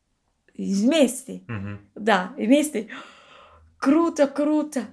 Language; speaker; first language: Russian; non-native, learner; English